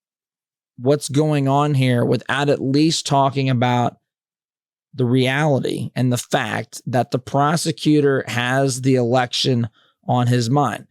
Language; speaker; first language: English; native; English